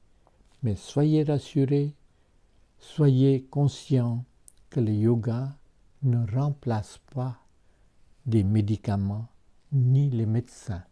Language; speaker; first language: French; non-native, fluent; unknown